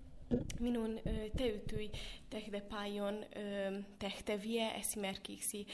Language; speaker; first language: Finnish; non-native, fluent; Hungarian